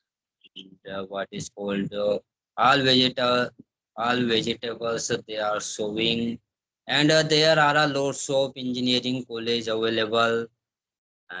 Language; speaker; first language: English; non-native, learner; Hindi